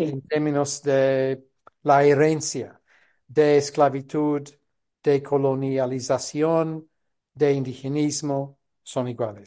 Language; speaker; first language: Spanish; non-native, fluent; English